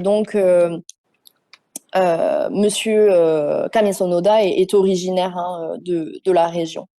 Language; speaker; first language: French; native; French